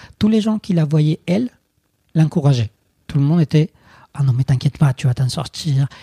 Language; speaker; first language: French; non-native, fluent; Spanish